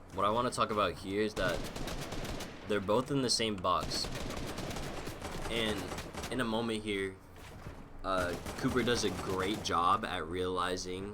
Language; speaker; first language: English; native; English